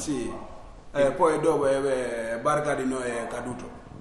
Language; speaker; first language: Italian; non-native, learner; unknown